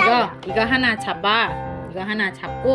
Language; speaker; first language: Korean; non-native, learner; Thai